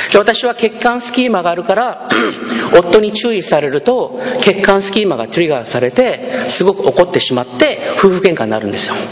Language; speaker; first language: Japanese; early bilingual, heritage; Japanese